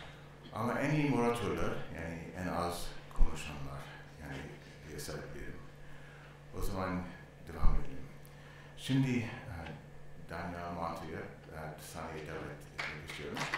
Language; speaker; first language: Turkish; non-native, learner; English